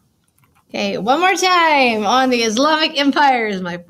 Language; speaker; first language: English; native; English